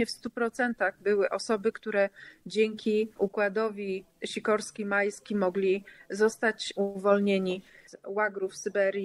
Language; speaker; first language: Polish; native; Polish